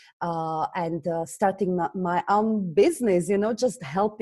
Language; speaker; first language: English; non-native, fluent; Slovak